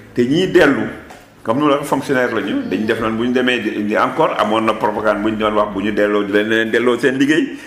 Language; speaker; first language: Wolof; non-native, local second language; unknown